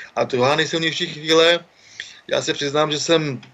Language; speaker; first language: Czech; native; Czech